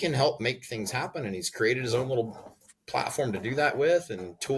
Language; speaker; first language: English; native; English